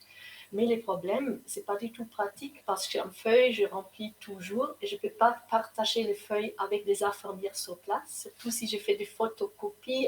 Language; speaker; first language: French; non-native, fluent; German